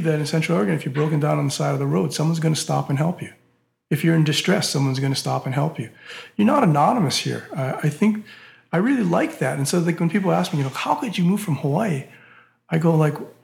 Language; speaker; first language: English; native; English